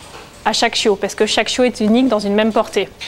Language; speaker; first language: French; native; French